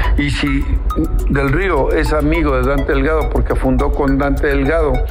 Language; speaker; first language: Spanish; native; Spanish